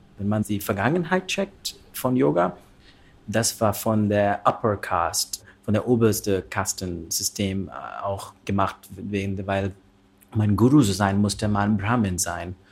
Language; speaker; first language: German; early bilingual, other home language; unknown